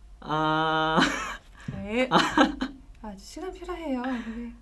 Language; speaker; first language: Korean; non-native, learner; Chinese